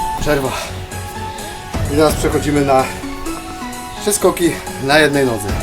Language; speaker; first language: Polish; native; Polish